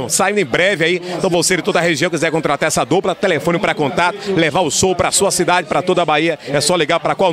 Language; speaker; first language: Portuguese; native; Portuguese